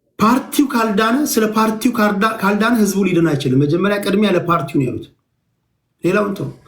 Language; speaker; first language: Amharic; native; Amharic